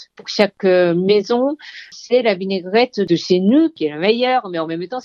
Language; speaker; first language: French; non-native, fluent; Japanese